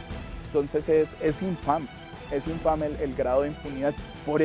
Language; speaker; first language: Spanish; native; Spanish